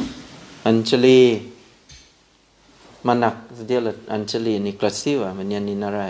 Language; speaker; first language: Russian; non-native, fluent; Thai